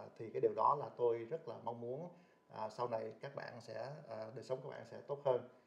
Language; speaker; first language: Vietnamese; early bilingual, heritage; Vietnamese